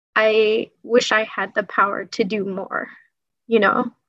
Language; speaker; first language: English; early bilingual, other home language; Persian